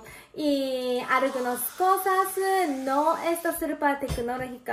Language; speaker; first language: Spanish; non-native, learner; Japanese